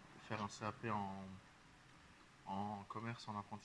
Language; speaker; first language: French; native; French